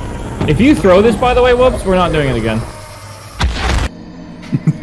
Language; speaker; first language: English; native; English